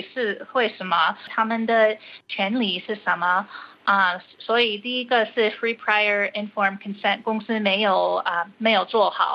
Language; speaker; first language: Chinese; early bilingual, heritage; Chinese